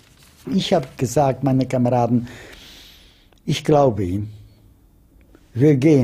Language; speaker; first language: German; non-native, fluent; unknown